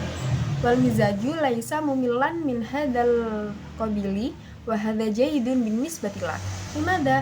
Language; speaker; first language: Arabic; non-native, learner; Indonesian